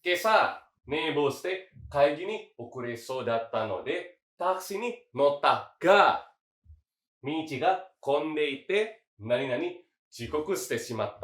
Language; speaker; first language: Japanese; non-native, fluent; Indonesian